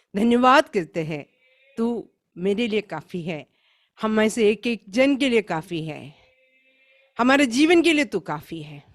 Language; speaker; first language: Hindi; non-native, local second language; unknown